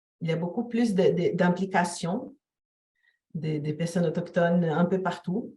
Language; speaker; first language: French; non-native, fluent; Portuguese